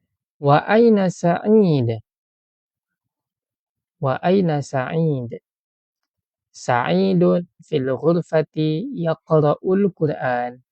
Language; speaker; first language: Arabic; non-native, fluent; Malay